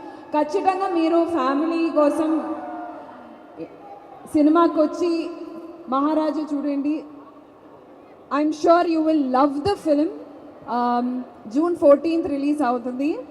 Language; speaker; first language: Telugu; non-native, fluent; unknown